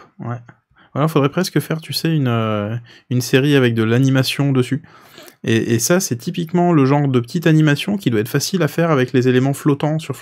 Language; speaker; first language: French; native; French